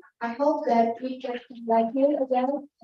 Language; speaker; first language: English; non-native, learner; Indonesian